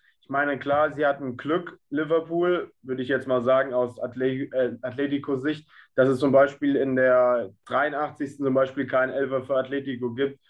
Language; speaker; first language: German; native; German